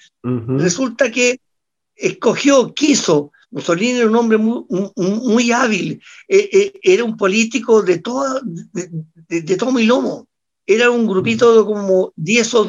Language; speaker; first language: Spanish; early bilingual, other home language; Italian